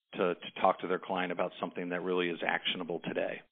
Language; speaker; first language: English; native; English